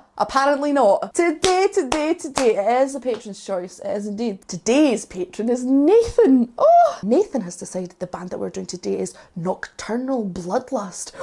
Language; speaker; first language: English; native; English